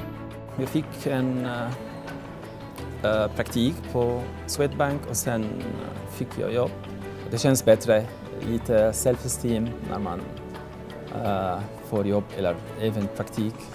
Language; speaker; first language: Swedish; non-native, learner; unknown